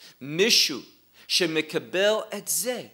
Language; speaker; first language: Hebrew; non-native, fluent; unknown